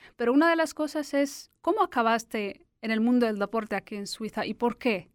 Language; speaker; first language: Spanish; native; Spanish